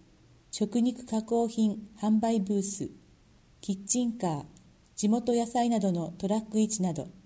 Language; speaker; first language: Japanese; native; Japanese